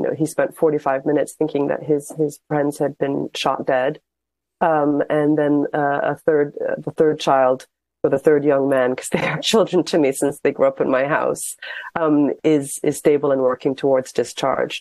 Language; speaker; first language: English; native; English